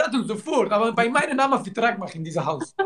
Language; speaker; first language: German; non-native, learner; Turkish